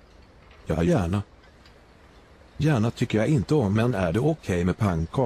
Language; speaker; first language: Swedish; native; Swedish